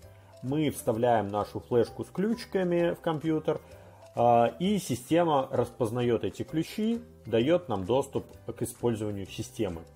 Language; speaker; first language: Russian; native; Russian